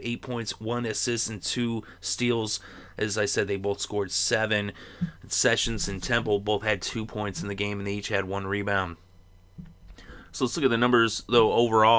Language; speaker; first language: English; native; English